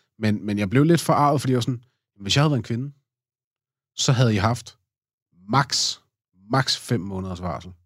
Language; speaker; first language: Danish; native; Danish